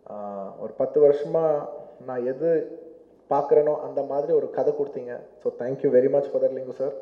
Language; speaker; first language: Tamil; non-native, local second language; Telugu